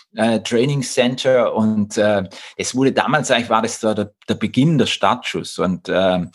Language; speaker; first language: German; native; German